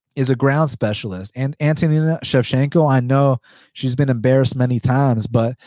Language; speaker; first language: English; early bilingual, other home language; Spanish